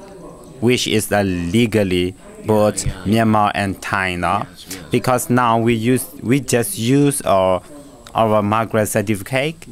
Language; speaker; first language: English; non-native, learner; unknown